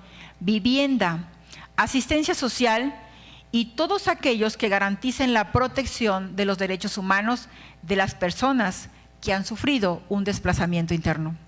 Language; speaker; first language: Spanish; native; Spanish